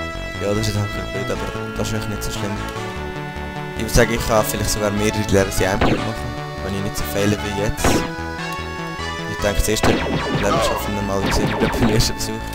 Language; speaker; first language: German; native; German